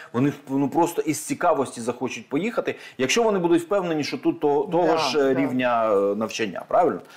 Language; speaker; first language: Ukrainian; native; Ukrainian